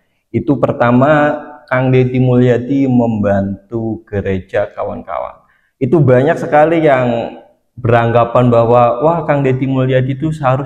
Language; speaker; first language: Indonesian; native; Indonesian